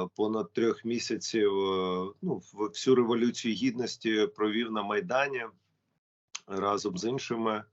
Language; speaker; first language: Ukrainian; non-native, local second language; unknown